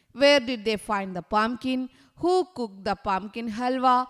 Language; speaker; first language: English; non-native, local second language; Malayalam